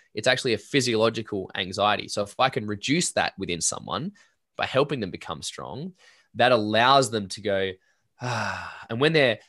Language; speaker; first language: English; native; English